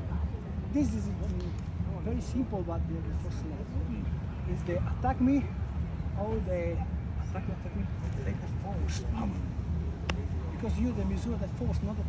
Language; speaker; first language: English; non-native, learner; Italian